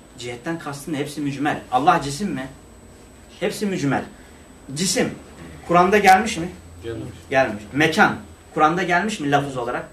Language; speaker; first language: Turkish; non-native, local second language; Kurdish